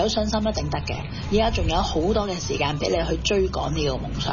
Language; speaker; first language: Chinese; native; Chinese